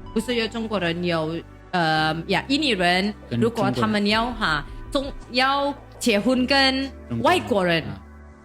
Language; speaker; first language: Chinese; non-native, learner; Indonesian